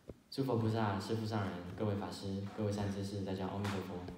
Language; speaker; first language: Chinese; early bilingual, heritage; Chinese